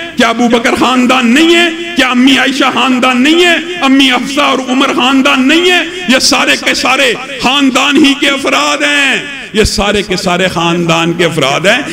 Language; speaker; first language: Urdu; non-native, local second language; Punjabi